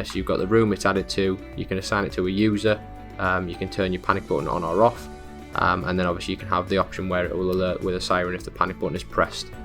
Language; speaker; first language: English; native; English